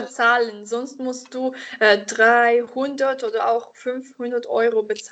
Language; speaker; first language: German; non-native, learner; Italian